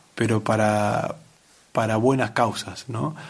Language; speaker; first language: Spanish; native; Spanish